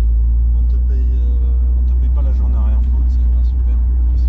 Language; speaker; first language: French; native; French